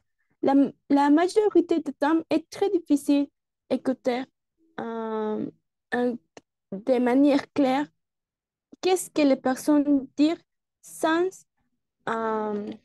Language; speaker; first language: French; non-native, learner; Spanish